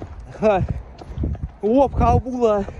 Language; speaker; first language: Chinese; non-native, learner; Russian